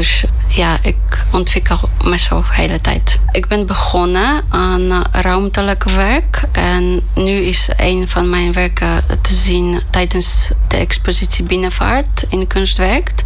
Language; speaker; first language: Dutch; non-native, fluent; Polish